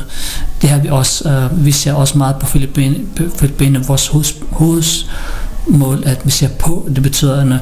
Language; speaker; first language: Danish; early bilingual, other home language; Filipino